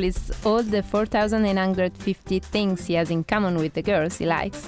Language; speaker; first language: English; non-native, fluent; Italian